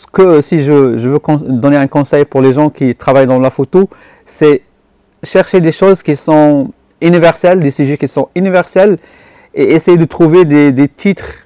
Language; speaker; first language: French; non-native, local second language; Arabic